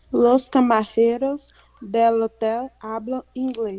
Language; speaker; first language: Spanish; non-native, learner; Portuguese